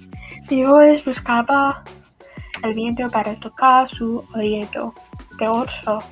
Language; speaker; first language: Spanish; non-native, learner; English